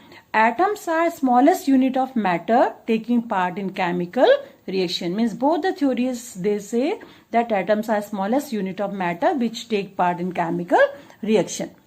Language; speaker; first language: English; non-native, local second language; Hindi